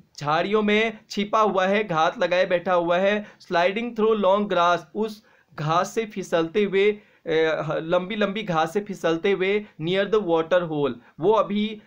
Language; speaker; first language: Hindi; native; Hindi